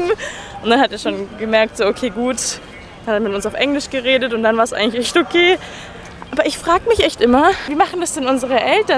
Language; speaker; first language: German; native; German